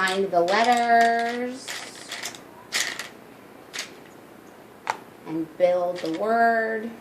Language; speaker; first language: English; native; English